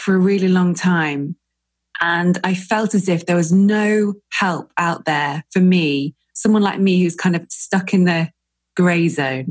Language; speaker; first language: English; native; English